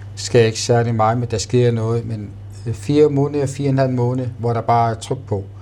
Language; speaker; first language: Danish; non-native, local second language; Kalaallisut